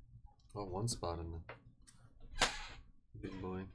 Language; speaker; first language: English; native; English